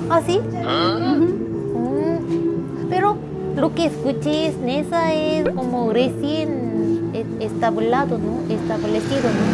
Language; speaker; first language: Spanish; non-native, learner; Korean